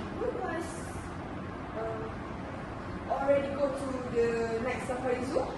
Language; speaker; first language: English; non-native, learner; Malay